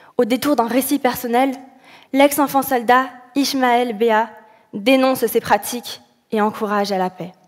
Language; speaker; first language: French; early bilingual, other home language; Arabic